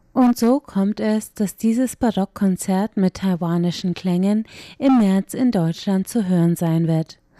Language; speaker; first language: German; native; German